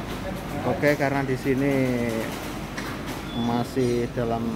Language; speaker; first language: Indonesian; non-native, local second language; Javanese